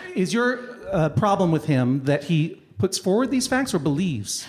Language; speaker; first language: English; native; English